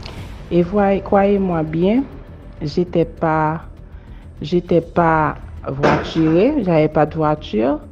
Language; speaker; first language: French; non-native, local second language; Haitian Creole